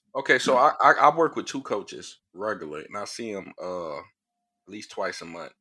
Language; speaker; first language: English; native; English